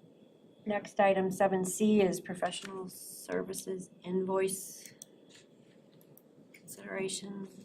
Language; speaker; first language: English; native; English